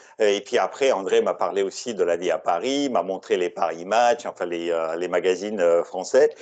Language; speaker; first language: French; non-native, fluent; Russian